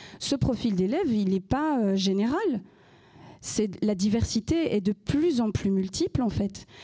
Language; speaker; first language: French; native; French